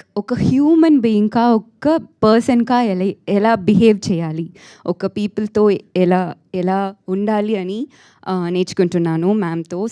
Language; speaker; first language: Telugu; non-native, learner; Tamil